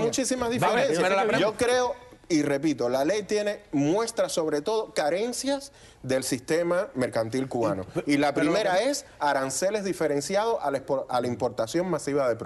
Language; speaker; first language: Spanish; native; Spanish